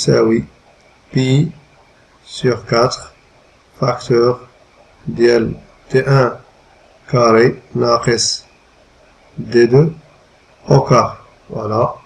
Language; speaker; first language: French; non-native, local second language; Arabic